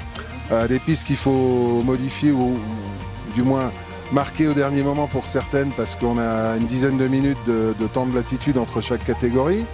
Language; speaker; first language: French; native; French